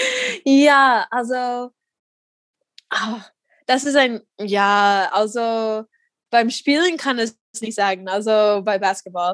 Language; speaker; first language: German; non-native, fluent; English